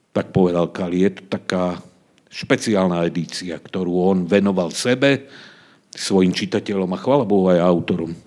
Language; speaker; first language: Slovak; native; Slovak